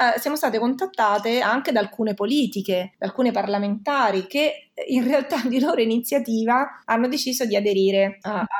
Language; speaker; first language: Italian; native; Italian